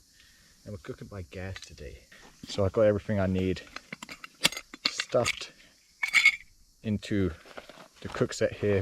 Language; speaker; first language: English; native; English